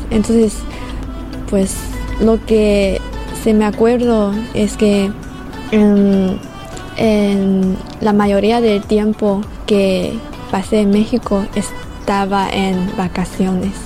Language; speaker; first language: Spanish; non-native, fluent; Chinese